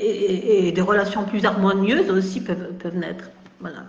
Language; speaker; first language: French; non-native, local second language; Kabyle